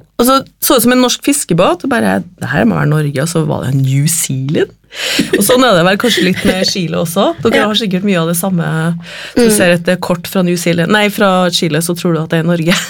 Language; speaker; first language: Norwegian; native; Norwegian